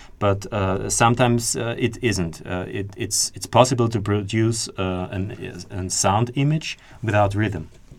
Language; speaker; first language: English; non-native, fluent; German